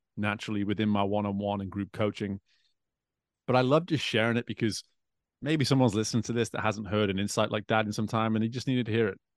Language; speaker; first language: English; native; English